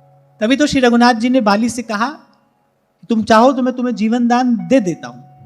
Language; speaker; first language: Hindi; native; Hindi